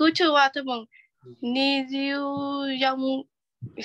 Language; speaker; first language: Japanese; non-native, learner; Vietnamese